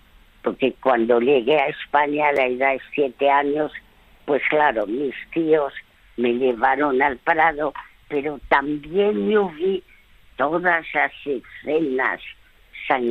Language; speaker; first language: Spanish; early bilingual, other home language; French